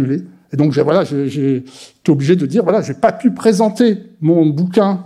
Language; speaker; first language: French; native; French